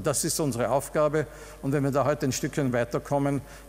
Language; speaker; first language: German; native; German